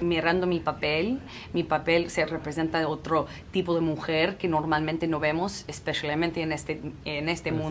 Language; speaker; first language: Spanish; non-native, fluent; English